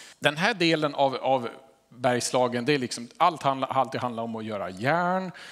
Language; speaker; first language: Swedish; native; Swedish